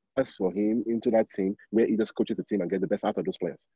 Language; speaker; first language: English; non-native, local second language; Yoruba